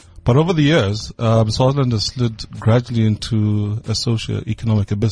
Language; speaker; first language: English; non-native, local second language; Swati